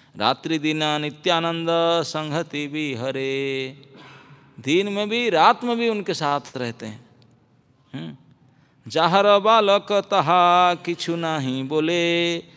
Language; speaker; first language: Hindi; non-native, local second language; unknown